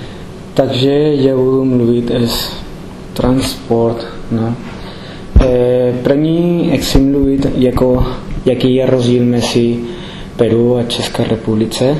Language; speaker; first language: Czech; non-native, learner; Spanish